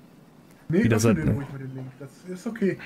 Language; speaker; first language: German; native; German